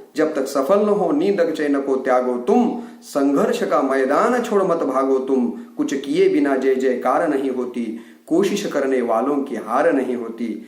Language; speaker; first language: Hindi; non-native, local second language; Marathi